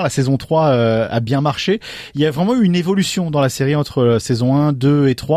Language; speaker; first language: French; native; French